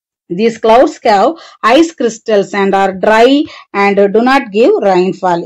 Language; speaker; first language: English; non-native, local second language; Tamil